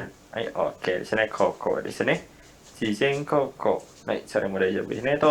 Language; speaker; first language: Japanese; non-native, learner; Indonesian